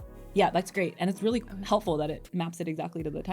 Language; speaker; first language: English; native; English